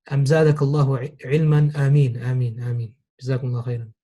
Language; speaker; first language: Arabic; non-native, fluent; English